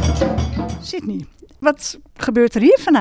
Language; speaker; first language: Dutch; native; Dutch